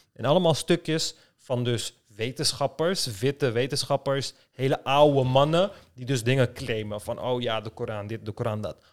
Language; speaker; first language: Dutch; early bilingual, other home language; Turkish